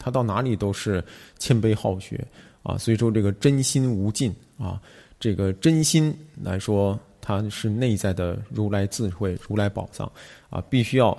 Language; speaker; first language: Chinese; native; Chinese